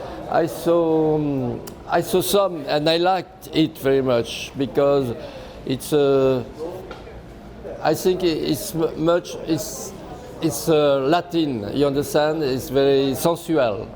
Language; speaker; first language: English; non-native, fluent; French